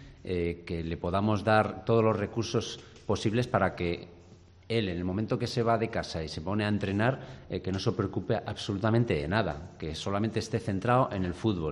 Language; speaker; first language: Spanish; native; Spanish